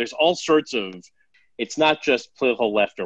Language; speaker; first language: English; native; English